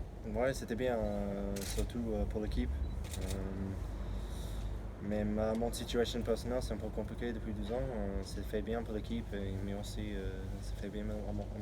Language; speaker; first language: French; non-native, learner; English